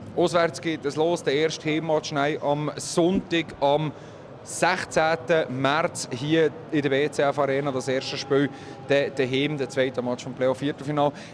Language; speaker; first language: German; native; German